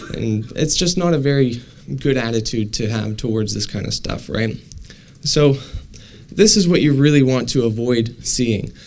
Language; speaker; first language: English; native; English